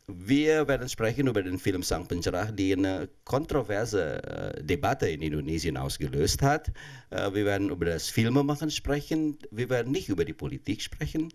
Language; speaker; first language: German; non-native, fluent; Indonesian